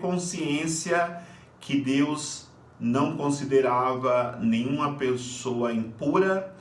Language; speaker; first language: Portuguese; native; Portuguese